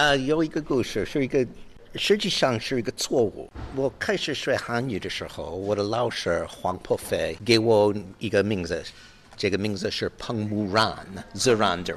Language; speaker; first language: Chinese; non-native, learner; English